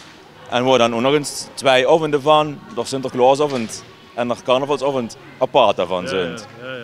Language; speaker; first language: Dutch; native; Dutch